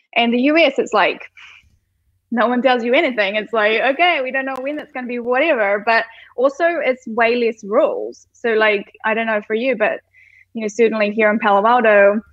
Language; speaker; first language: English; native; English